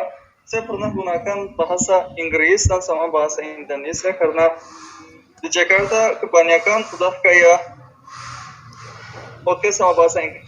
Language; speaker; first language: Indonesian; non-native, fluent; Tajik